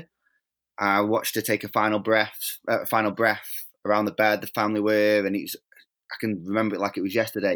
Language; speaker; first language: English; native; English